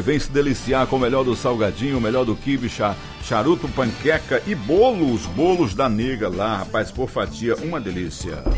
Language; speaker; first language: Portuguese; native; Portuguese